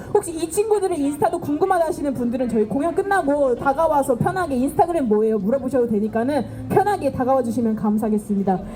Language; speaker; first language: Korean; native; Korean